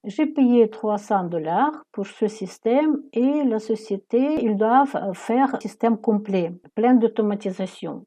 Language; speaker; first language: French; non-native, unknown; Ukrainian